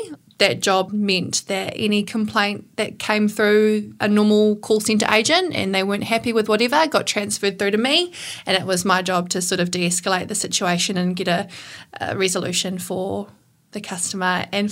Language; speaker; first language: English; native; English